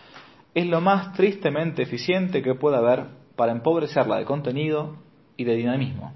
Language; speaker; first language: Spanish; native; Spanish